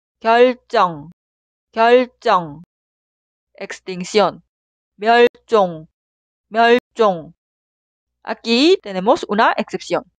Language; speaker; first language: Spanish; non-native, fluent; Korean